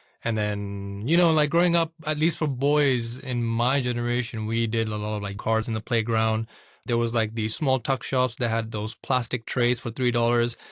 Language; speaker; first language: English; non-native, local second language; Urdu